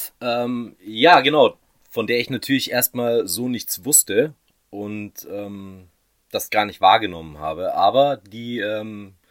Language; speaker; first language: German; native; German